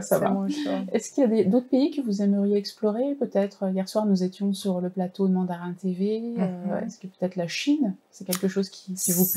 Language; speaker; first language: French; native; French